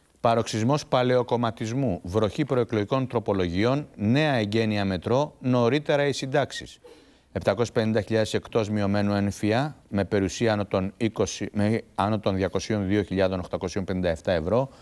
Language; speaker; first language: Greek; native; Greek